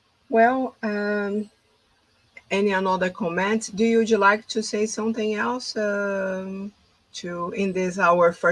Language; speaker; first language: English; non-native, fluent; Portuguese